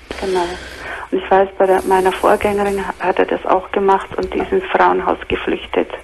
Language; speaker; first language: German; native; German